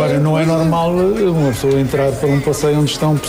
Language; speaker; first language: Portuguese; native; Portuguese